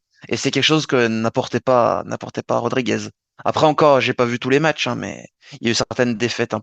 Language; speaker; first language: French; native; French